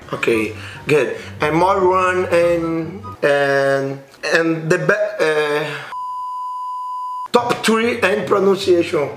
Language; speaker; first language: English; non-native, learner; Portuguese